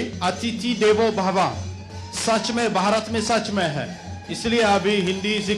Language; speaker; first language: Hindi; non-native, learner; Amharic